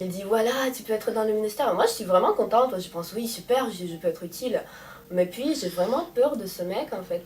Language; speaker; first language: French; non-native, fluent; Russian